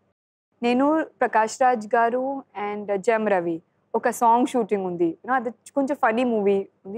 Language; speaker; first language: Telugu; non-native, learner; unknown